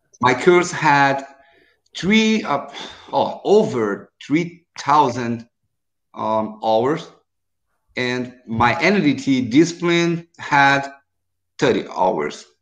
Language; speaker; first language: English; non-native, learner; Portuguese